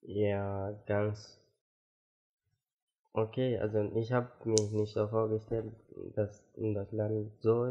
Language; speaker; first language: German; non-native, fluent; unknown